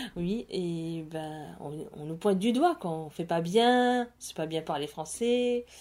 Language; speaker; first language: French; non-native, local second language; Morisyen